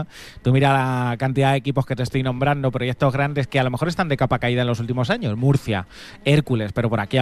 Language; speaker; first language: Spanish; native; Spanish